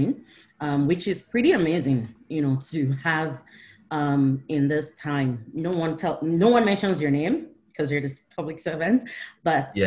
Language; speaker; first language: English; non-native, local second language; Igbo